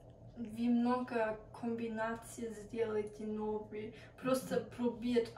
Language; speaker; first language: Russian; early bilingual, heritage; Russian